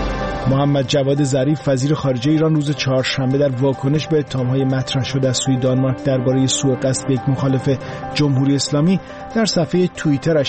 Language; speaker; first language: Persian; native; Persian